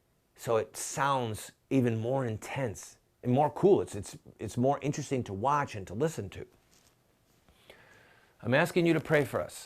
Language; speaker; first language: English; native; English